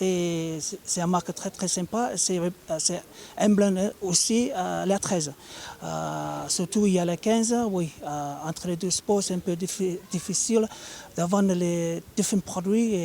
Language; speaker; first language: French; non-native, learner; English